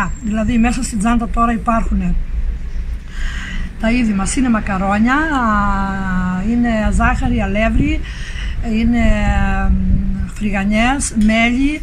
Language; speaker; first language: Greek; native; Greek